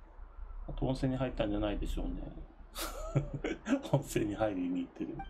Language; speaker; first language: Japanese; native; Japanese